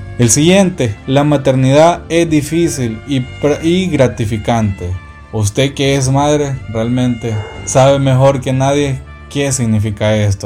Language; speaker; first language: Spanish; native; Spanish